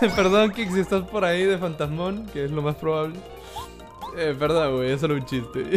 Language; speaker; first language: Spanish; native; Spanish